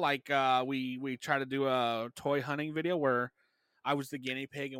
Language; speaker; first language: English; native; English